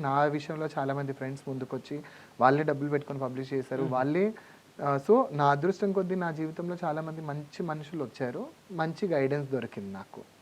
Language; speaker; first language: Telugu; non-native, local second language; Lambadi